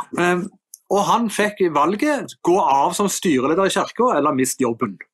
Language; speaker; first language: Norwegian; native; Norwegian